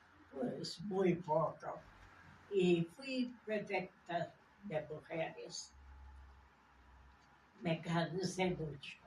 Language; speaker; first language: Spanish; non-native, fluent; English